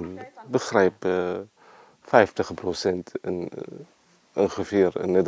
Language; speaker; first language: Dutch; non-native, learner; Arabic